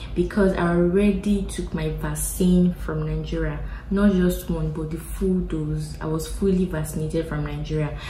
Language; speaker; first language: English; non-native, local second language; Yoruba